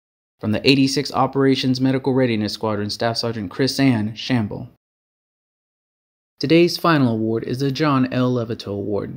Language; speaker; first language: English; native; English